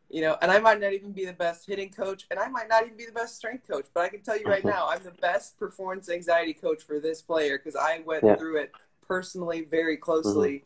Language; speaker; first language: English; native; English